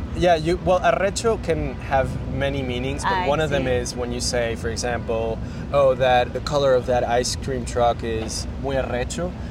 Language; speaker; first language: English; non-native, fluent; Spanish